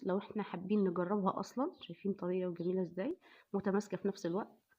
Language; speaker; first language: Arabic; native; Arabic